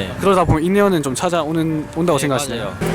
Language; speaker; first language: Korean; native; Korean